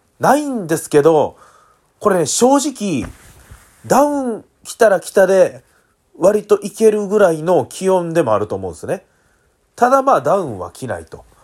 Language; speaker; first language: Japanese; native; Japanese